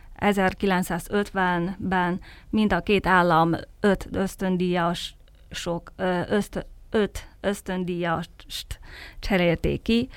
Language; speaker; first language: Hungarian; non-native, fluent; Chinese